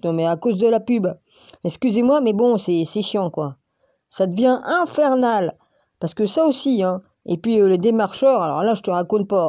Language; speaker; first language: French; native; French